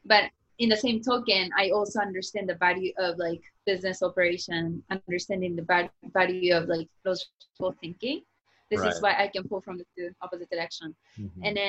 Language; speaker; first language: English; non-native, fluent; Japanese